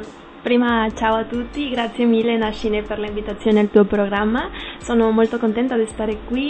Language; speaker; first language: Italian; non-native, learner; Spanish